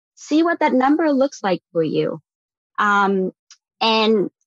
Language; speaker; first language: English; non-native, fluent; Vietnamese